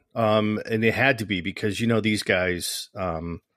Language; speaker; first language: English; native; English